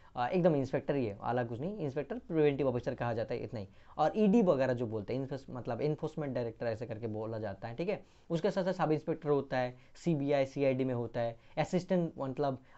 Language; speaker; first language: Hindi; non-native, local second language; Bangla